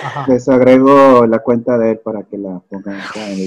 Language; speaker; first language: Spanish; native; Spanish